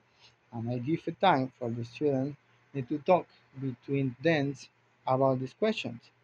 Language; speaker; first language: English; non-native, learner; Spanish